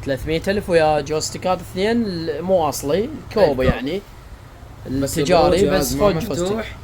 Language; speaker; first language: Arabic; native; Arabic